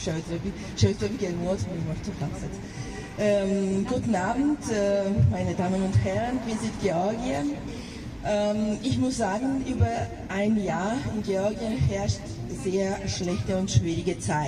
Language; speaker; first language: German; non-native, local second language; Georgian